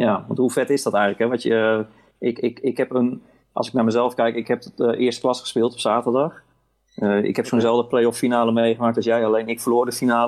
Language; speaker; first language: Dutch; native; Dutch